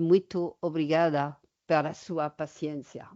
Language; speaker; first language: Portuguese; non-native, learner; French